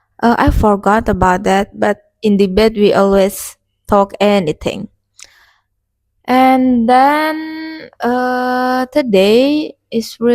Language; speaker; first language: English; non-native, learner; Indonesian